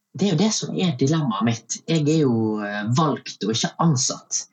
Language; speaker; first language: Norwegian; early bilingual, other home language; Tamil